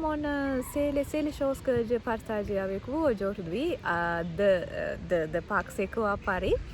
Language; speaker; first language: French; non-native, learner; Sinhala